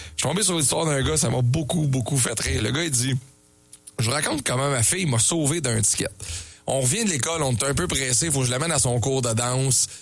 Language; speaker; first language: French; native; French